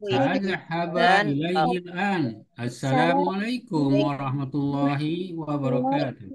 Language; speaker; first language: Arabic; non-native, learner; Indonesian